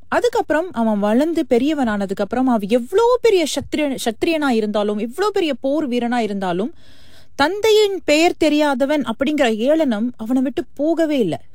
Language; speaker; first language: Tamil; native; Tamil